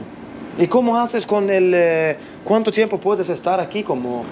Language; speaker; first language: Spanish; non-native, learner; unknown